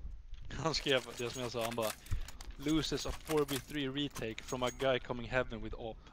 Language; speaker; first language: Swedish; native; Swedish